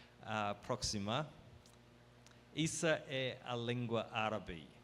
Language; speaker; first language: Portuguese; non-native, fluent; English